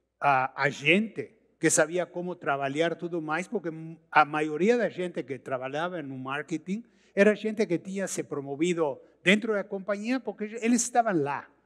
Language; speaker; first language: Portuguese; non-native, learner; Spanish